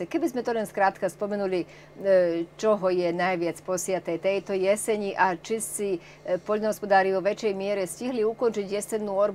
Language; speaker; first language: Slovak; native; Slovak